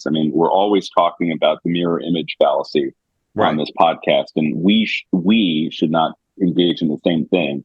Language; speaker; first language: English; native; English